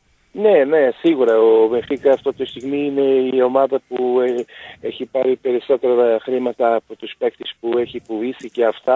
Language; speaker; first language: Greek; non-native, learner; Portuguese